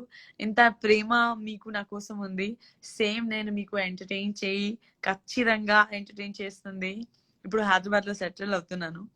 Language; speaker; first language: Telugu; non-native, learner; Gujarati